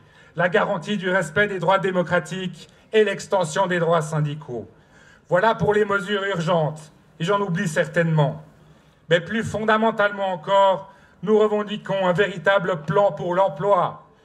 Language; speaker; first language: French; native; French